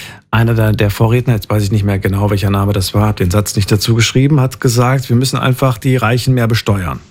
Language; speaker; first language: German; native; German